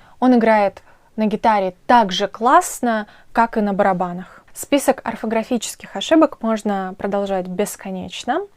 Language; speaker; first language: Russian; native; Russian